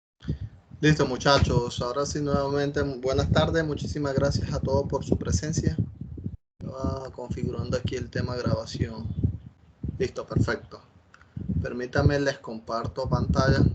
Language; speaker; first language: Spanish; native; Spanish